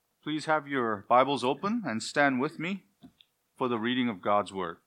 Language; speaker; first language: English; native; English